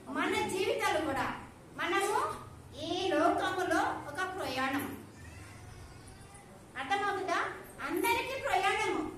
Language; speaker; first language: Telugu; non-native, learner; Odia